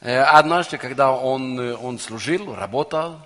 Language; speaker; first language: Russian; non-native, learner; Norwegian